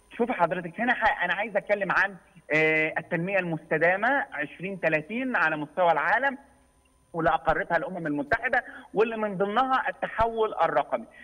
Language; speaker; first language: Egyptian Arabic; native; Egyptian Arabic